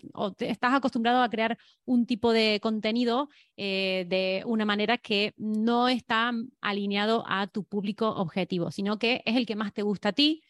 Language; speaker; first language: Spanish; native; Spanish